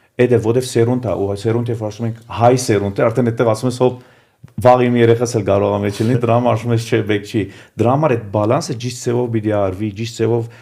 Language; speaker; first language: Armenian; early bilingual, heritage; Armenian